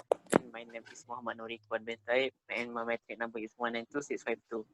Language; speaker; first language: English; non-native, local second language; Malay